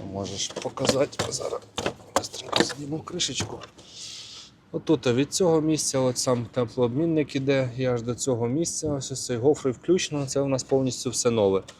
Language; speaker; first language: Ukrainian; non-native, local second language; Russian